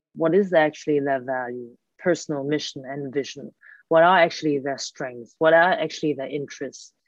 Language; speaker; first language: English; early bilingual, other home language; Cantonese